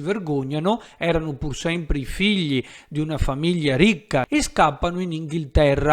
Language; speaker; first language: Italian; native; Italian